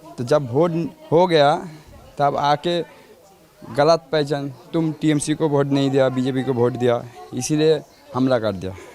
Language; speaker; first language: Hindi; non-native, local second language; Bangla